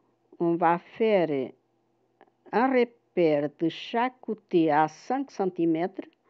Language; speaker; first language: French; non-native, fluent; Portuguese